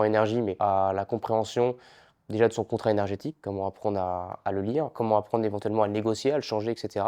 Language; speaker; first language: French; native; French